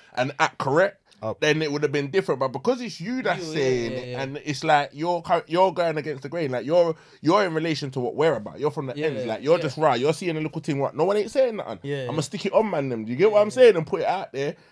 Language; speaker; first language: English; native; English